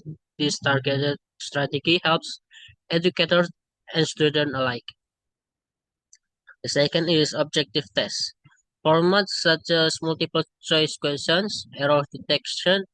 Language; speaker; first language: English; non-native, learner; Indonesian